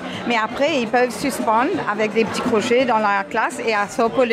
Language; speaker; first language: French; non-native, local second language; Morisyen